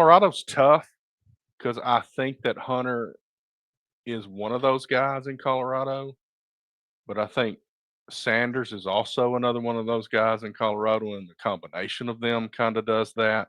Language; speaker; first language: English; native; English